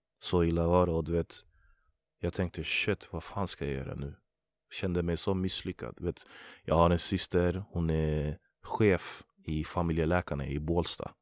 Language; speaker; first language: Swedish; early bilingual, other home language; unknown